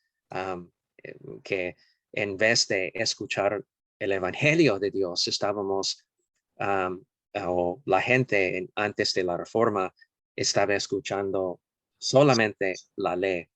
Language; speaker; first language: Spanish; non-native, fluent; English